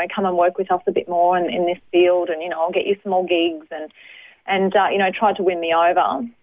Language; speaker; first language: English; native; English